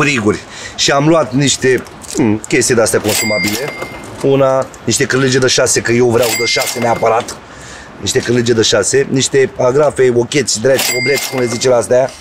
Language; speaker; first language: Romanian; native; Romanian